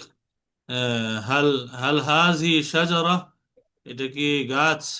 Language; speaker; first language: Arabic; non-native, fluent; Bangla